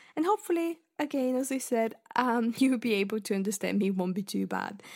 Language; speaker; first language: English; non-native, fluent; Bulgarian